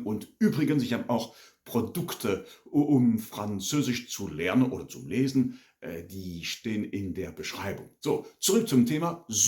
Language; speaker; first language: German; non-native, fluent; French